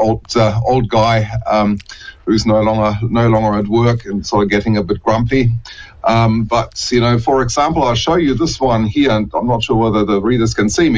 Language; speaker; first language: English; non-native, fluent; German